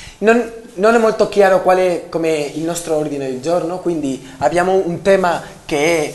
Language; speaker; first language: Italian; non-native, learner; Spanish